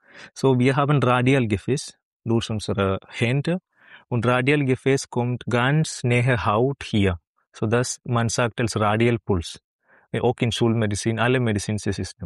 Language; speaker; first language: German; non-native, learner; Malayalam